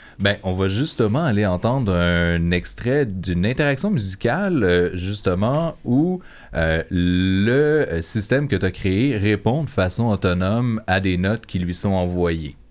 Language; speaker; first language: French; native; French